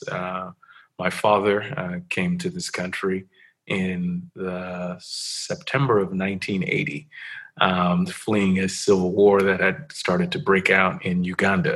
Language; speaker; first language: English; native; English